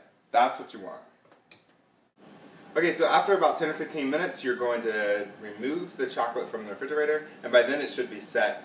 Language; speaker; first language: English; native; English